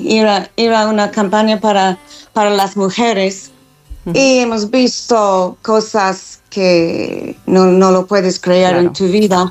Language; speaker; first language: Spanish; non-native, fluent; English